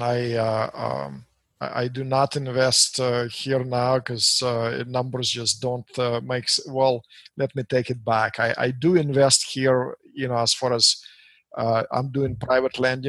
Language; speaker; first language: English; non-native, fluent; Russian